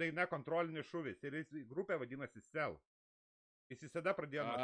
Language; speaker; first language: Lithuanian; native; Lithuanian